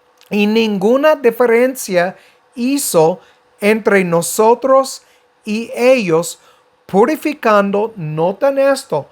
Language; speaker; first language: Spanish; non-native, fluent; English